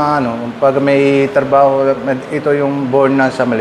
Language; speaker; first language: Filipino; non-native, learner; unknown